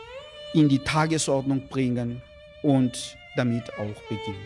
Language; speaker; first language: German; non-native, fluent; Armenian